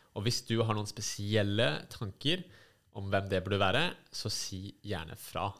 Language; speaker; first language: Norwegian; native; Norwegian